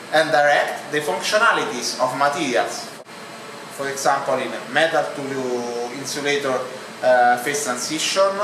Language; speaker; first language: English; non-native, fluent; Italian